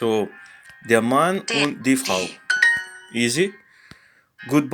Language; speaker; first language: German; non-native, learner; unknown